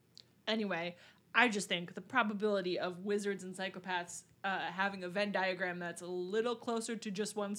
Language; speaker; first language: English; native; English